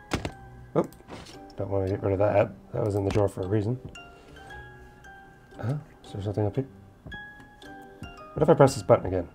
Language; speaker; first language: English; native; English